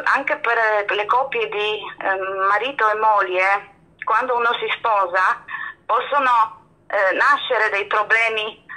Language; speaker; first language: Italian; non-native, fluent; Polish